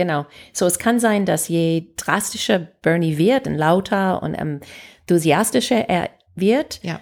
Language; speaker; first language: German; non-native, fluent; English